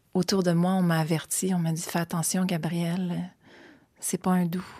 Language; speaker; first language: French; native; French